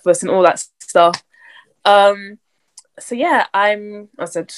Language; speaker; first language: English; native; English